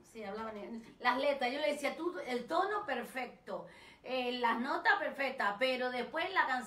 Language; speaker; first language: Spanish; native; Spanish